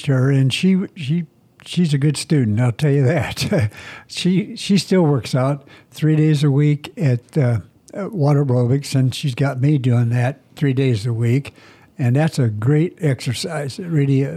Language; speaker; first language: English; native; English